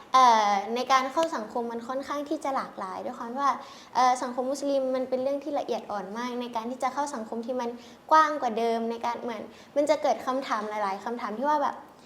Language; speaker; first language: Thai; native; Thai